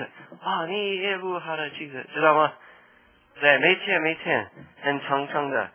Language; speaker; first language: Chinese; non-native, learner; English